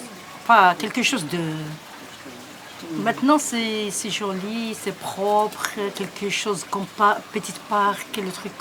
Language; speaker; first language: French; non-native, learner; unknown